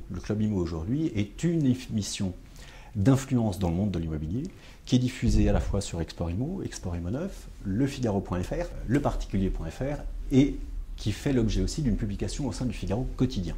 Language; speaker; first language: French; native; French